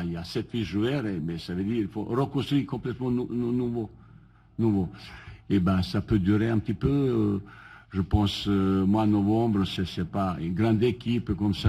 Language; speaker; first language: French; non-native, fluent; Bosnian